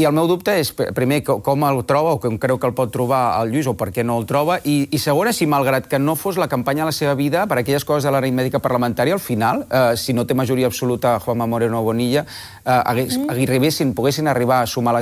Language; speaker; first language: Catalan; non-native, local second language; Spanish